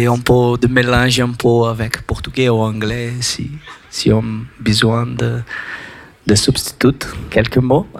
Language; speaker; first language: French; non-native, learner; Portuguese